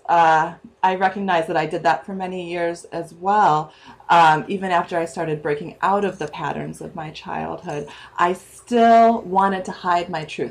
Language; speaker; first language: English; native; English